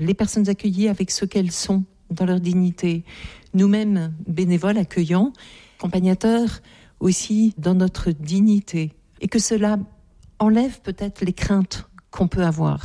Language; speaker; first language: French; native; French